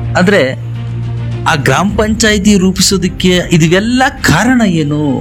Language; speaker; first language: Kannada; native; Kannada